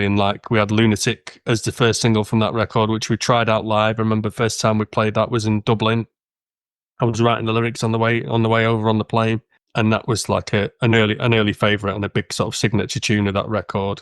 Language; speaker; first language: English; native; English